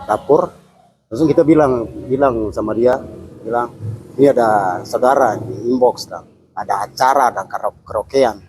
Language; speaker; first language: Indonesian; non-native, local second language; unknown